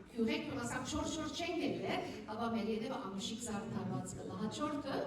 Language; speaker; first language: Armenian; early bilingual, heritage; Armenian